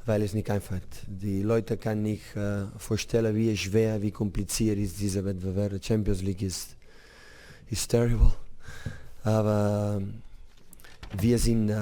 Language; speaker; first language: German; non-native, learner; Catalan